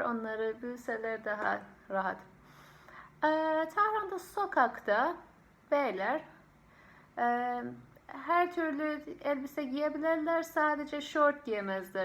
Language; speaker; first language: Turkish; non-native, fluent; Persian